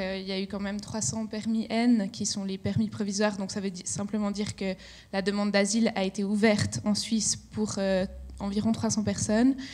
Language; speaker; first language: French; native; French